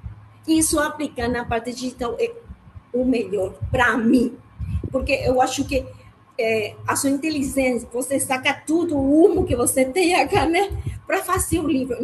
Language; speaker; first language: Portuguese; non-native, learner; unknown